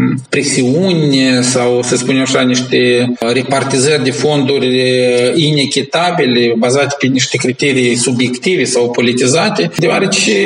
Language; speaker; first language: Romanian; native; Romanian